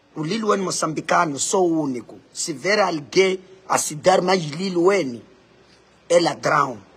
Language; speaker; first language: Portuguese; non-native, local second language; Makhuwa